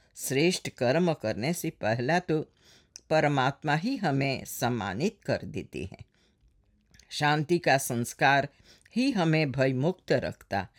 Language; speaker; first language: Hindi; non-native, local second language; Morisyen